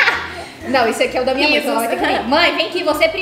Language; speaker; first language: Portuguese; native; Portuguese